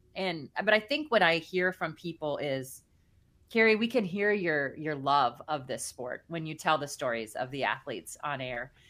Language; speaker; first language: English; native; English